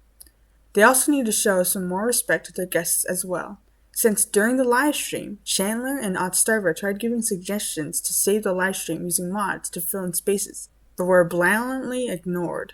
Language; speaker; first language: English; native; English